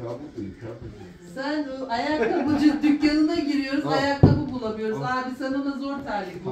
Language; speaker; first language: Turkish; native; Turkish